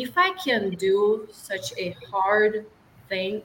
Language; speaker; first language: English; non-native, fluent; Russian